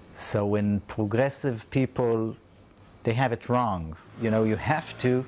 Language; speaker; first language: English; non-native, fluent; Hebrew